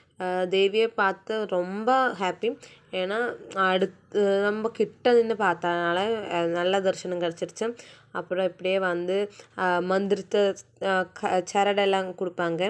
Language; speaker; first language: Tamil; non-native, local second language; Malayalam